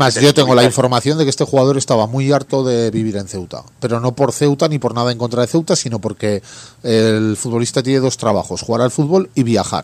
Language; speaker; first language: Spanish; native; Spanish